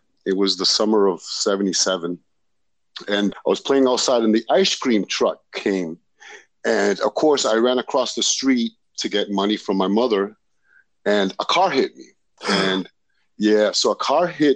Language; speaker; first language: English; native; English